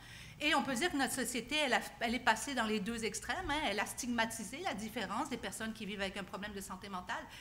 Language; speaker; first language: French; native; French